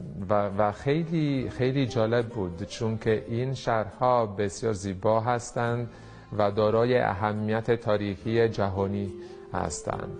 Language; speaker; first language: Persian; non-native, fluent; Italian